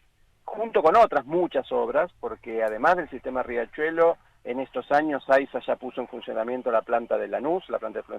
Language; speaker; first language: Spanish; native; Spanish